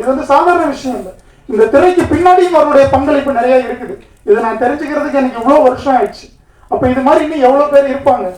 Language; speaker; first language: Tamil; native; Tamil